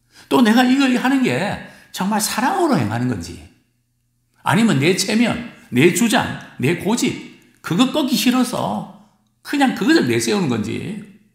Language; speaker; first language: Korean; native; Korean